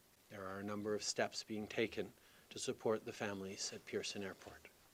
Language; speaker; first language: English; native; English